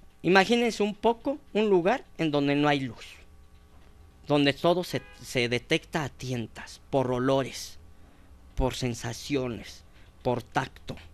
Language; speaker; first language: Spanish; native; Spanish